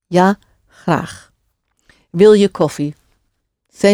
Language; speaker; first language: Dutch; non-native, fluent; English